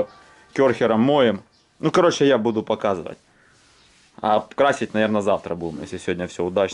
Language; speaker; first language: Russian; native; Russian